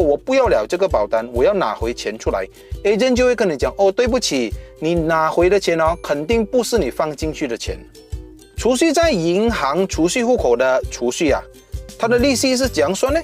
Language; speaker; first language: Chinese; native; Chinese